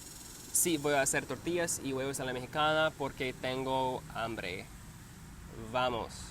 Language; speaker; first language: Spanish; non-native, learner; English